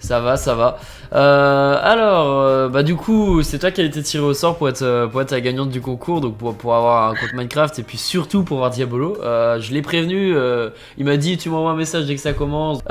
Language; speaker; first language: French; native; French